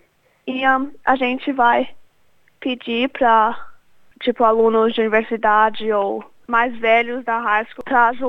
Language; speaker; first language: Portuguese; early bilingual, other home language; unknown